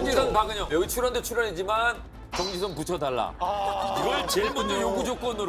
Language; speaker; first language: Korean; native; Korean